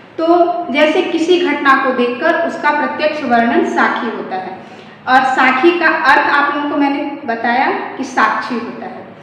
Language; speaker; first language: Hindi; native; Hindi